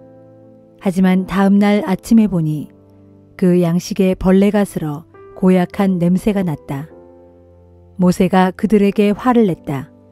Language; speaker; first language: Korean; native; Korean